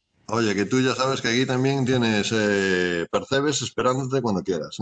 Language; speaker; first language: Spanish; native; Spanish